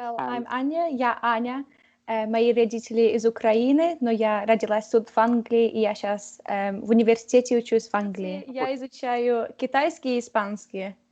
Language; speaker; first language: Russian; early bilingual, heritage; Russian